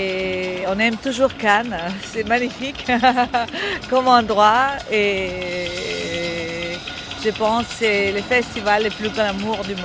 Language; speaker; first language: French; non-native, fluent; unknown